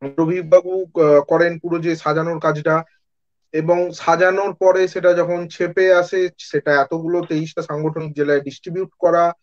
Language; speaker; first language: Bangla; native; Bangla